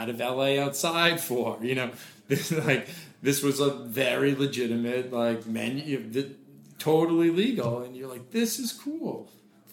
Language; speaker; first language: English; native; English